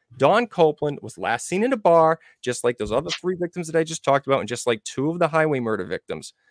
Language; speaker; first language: English; native; English